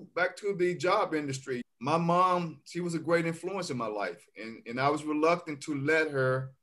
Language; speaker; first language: English; native; English